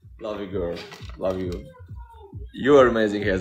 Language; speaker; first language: English; non-native, learner; Russian